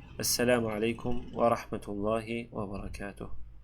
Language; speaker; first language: Arabic; non-native, fluent; Turkish